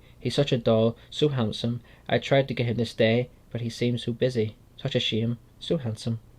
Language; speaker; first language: English; native; English